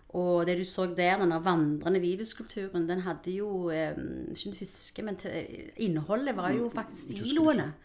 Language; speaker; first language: Norwegian; early bilingual, other home language; Spanish